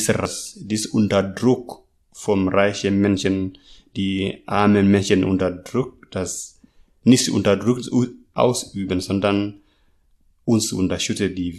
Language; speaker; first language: German; non-native, learner; Masai